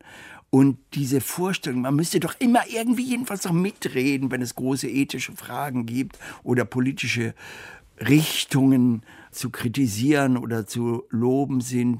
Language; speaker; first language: German; native; German